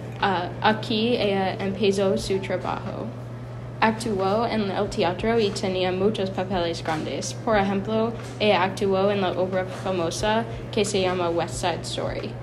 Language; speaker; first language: Spanish; non-native, learner; English